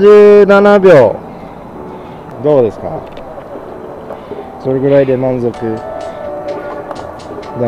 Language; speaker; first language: Japanese; non-native, fluent; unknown